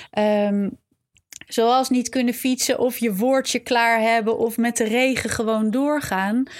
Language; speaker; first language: Dutch; native; Dutch